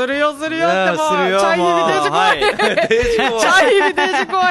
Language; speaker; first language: Japanese; native; Japanese